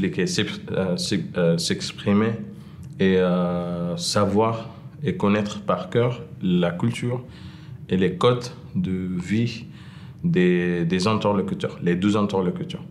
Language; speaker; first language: French; non-native, fluent; Arabic